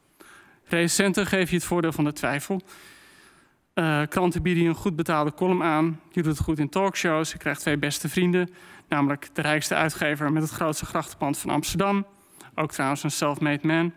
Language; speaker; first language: Dutch; native; Dutch